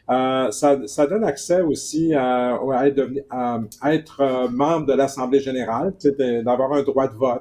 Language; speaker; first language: French; native; French